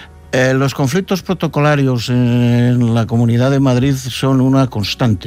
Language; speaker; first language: Spanish; native; Spanish